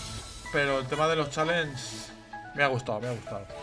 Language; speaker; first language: Spanish; native; Spanish